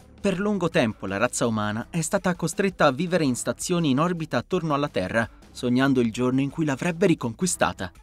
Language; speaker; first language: Italian; native; Italian